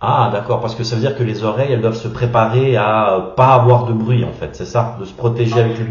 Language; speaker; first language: French; native; French